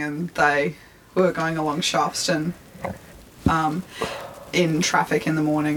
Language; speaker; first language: English; native; English